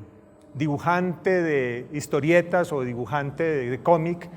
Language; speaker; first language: Spanish; native; Spanish